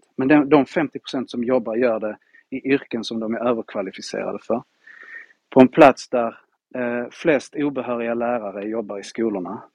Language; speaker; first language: Swedish; early bilingual, heritage; Spanish